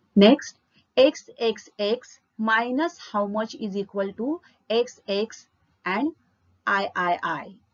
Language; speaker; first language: English; non-native, local second language; Marathi